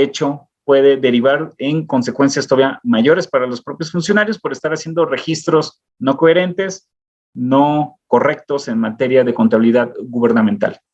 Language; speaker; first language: Spanish; native; Spanish